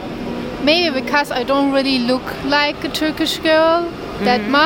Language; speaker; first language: English; non-native, learner; Turkish